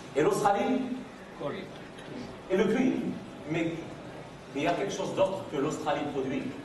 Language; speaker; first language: French; non-native, fluent; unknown